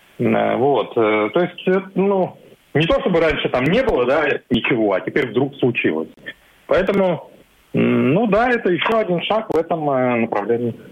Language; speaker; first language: Russian; native; Russian